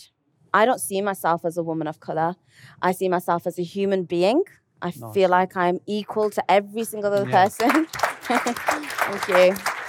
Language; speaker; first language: English; native; English